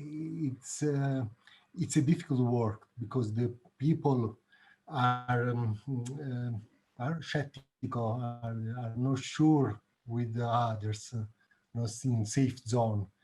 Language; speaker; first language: English; non-native, learner; Italian